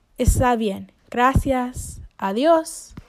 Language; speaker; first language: Spanish; non-native, learner; English